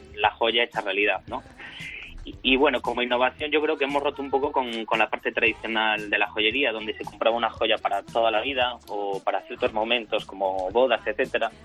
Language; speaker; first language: Spanish; native; Spanish